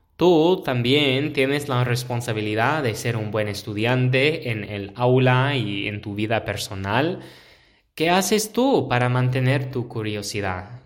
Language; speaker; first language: Spanish; non-native, fluent; English